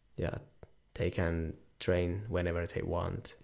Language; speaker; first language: English; non-native, learner; Finnish